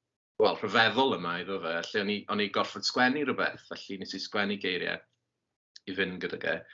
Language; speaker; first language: Welsh; native; Welsh